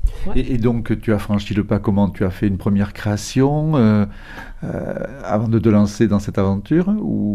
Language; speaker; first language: French; native; French